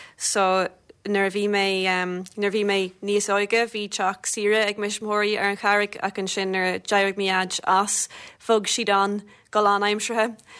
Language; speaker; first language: Irish; non-native, local second language; English